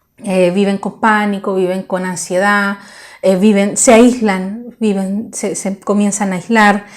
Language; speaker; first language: Spanish; native; Spanish